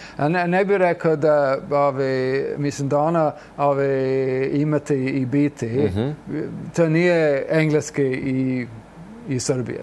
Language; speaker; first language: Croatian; non-native, fluent; English